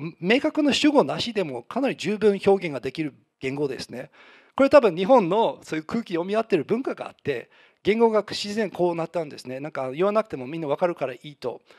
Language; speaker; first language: Japanese; non-native, fluent; English